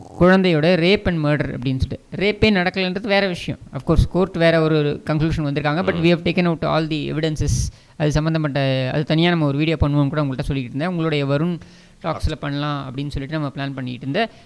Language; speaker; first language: Tamil; native; Tamil